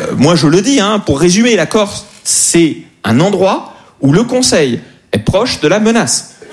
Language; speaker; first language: French; native; French